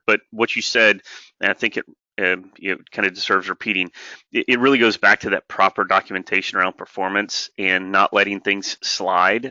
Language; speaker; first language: English; native; English